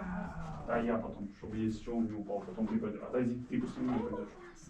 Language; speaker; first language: Russian; native; Russian